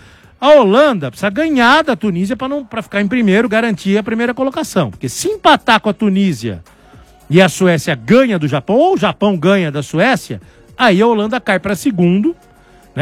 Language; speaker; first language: Portuguese; native; Portuguese